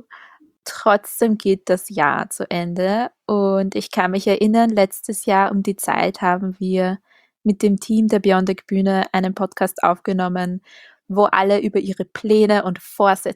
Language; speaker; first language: German; native; German